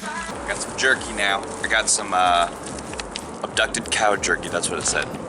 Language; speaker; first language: English; native; English